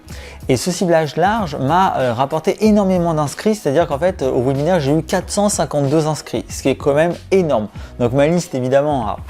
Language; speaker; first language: French; native; French